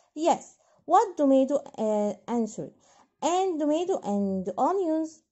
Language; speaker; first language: English; non-native, fluent; Arabic